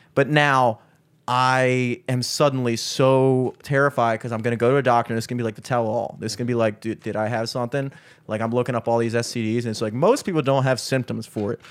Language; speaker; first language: English; native; English